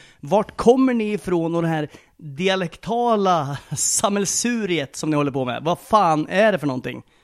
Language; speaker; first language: Swedish; native; Swedish